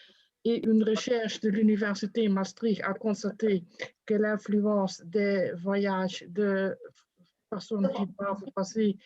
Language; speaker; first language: French; non-native, fluent; Dutch